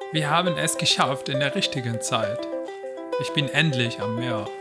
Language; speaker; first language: German; non-native, learner; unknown